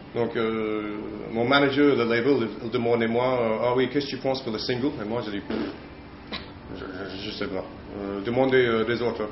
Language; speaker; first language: French; non-native, learner; English